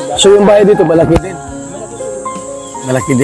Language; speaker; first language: Filipino; native; Filipino